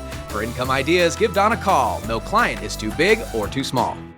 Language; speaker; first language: English; native; English